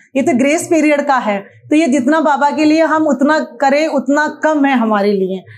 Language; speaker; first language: Hindi; native; Hindi